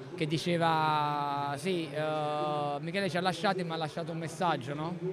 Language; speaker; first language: Italian; native; Italian